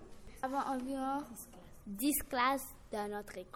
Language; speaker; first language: French; non-native, local second language; Haitian Creole